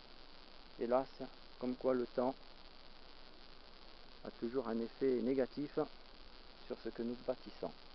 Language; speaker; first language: French; native; French